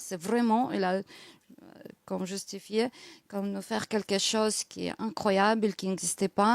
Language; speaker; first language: French; non-native, learner; Russian